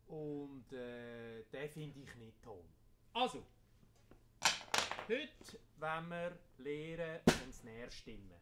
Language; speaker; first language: German; native; German